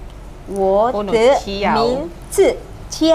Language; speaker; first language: Chinese; non-native, learner; Malay